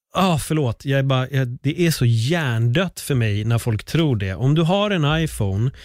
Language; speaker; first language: Swedish; native; Swedish